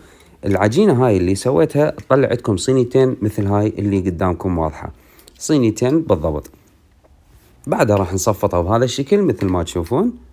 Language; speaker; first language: Arabic; native; Arabic